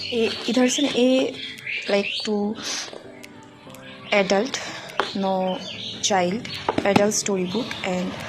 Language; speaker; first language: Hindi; non-native, local second language; Bangla